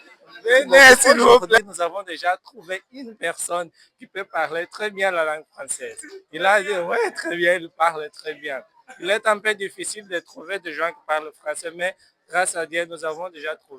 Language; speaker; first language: French; non-native, fluent; Portuguese